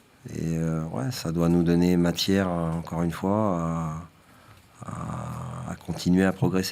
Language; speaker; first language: French; native; French